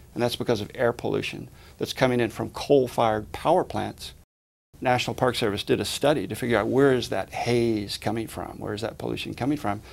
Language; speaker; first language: English; native; English